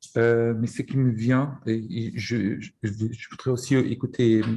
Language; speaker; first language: French; non-native, fluent; Portuguese